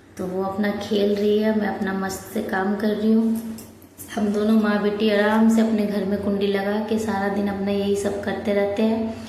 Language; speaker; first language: Hindi; non-native, local second language; Bangla